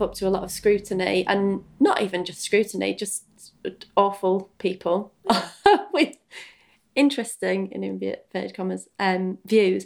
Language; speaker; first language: English; native; English